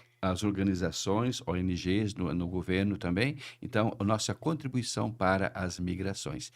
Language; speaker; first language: Portuguese; native; Portuguese